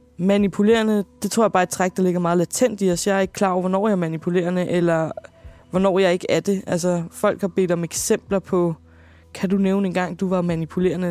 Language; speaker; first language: Danish; native; Danish